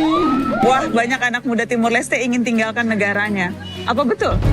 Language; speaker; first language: Indonesian; native; Indonesian